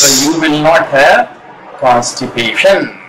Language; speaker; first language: English; non-native, local second language; Hindi